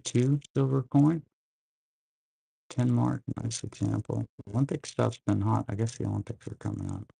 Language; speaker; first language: English; native; English